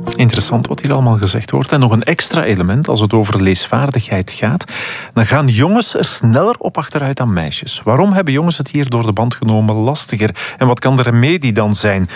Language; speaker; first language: Dutch; native; Dutch